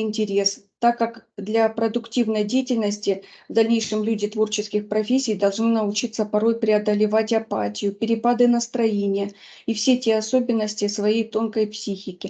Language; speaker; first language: Russian; native; Russian